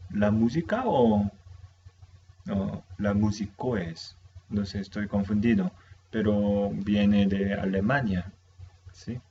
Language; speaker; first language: Spanish; non-native, fluent; Korean